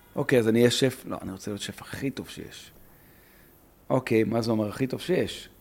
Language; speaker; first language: Hebrew; native; Hebrew